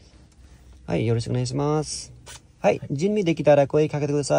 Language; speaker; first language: Japanese; non-native, fluent; Nepali